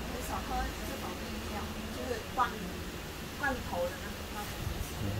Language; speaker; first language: Chinese; non-native, fluent; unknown